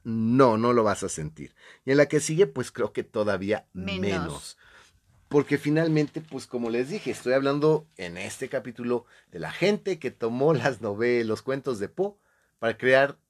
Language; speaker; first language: Spanish; native; Spanish